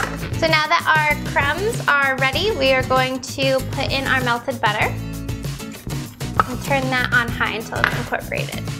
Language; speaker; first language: English; native; English